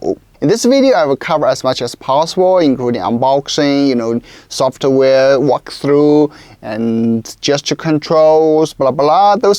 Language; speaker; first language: English; non-native, local second language; Chinese